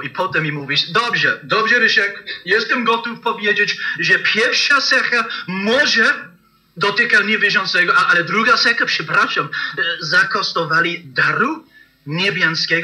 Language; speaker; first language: Polish; non-native, fluent; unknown